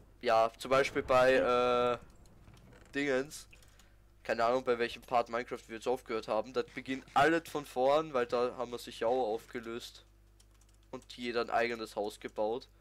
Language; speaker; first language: German; native; German